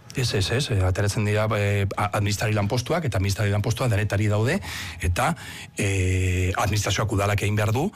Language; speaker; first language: Basque; non-native, local second language; Spanish